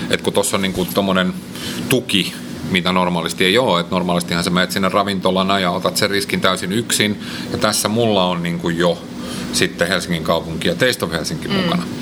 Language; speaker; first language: Finnish; native; Finnish